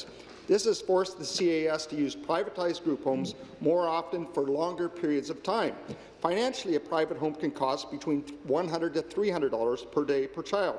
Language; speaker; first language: English; native; English